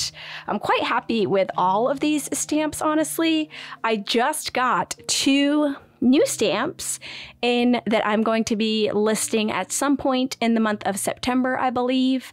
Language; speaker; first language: English; native; English